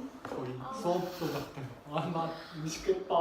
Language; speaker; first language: Korean; non-native, learner; Chinese